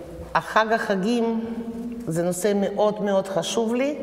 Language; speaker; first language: Hebrew; non-native, fluent; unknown